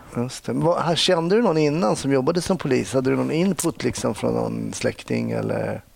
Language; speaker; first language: Swedish; native; Swedish